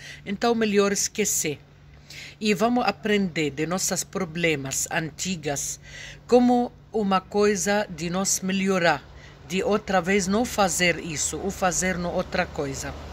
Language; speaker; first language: Portuguese; non-native, fluent; Arabic